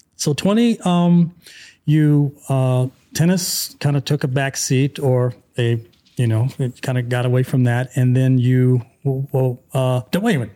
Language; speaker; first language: English; native; English